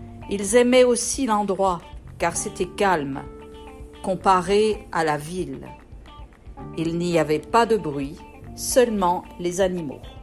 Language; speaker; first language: French; native; French